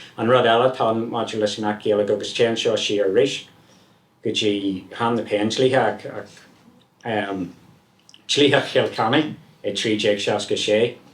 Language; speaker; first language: Irish; non-native, local second language; English